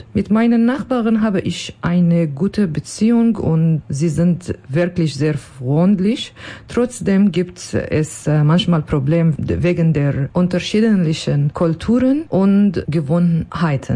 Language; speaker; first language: German; non-native, learner; Kurdish